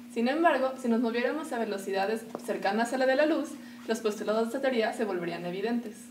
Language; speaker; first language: Spanish; native; Spanish